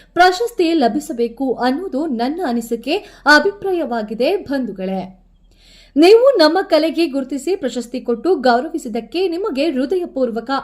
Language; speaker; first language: Kannada; non-native, local second language; Lambadi